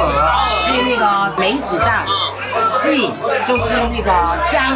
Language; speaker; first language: Chinese; non-native, local second language; Cantonese